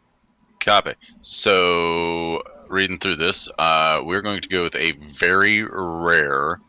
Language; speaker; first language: English; native; English